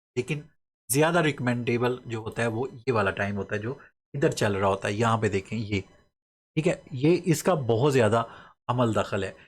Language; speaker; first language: Urdu; non-native, local second language; Punjabi